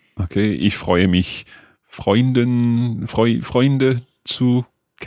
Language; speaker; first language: German; non-native, learner; English